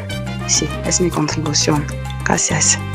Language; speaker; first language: Spanish; non-native, fluent; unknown